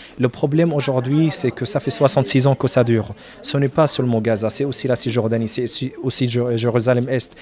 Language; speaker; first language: French; non-native, fluent; Arabic